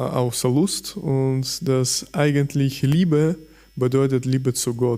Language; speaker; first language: German; non-native, fluent; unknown